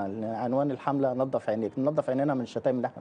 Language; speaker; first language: Arabic; native; Arabic